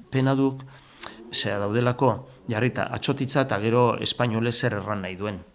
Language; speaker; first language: Basque; native; Basque